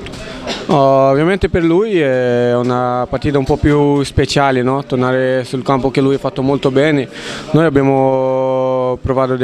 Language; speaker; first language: Italian; non-native, fluent; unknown